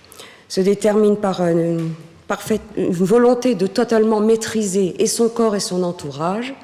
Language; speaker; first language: French; native; French